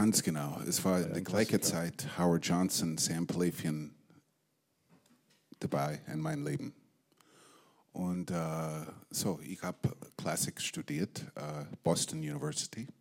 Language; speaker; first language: German; non-native, fluent; English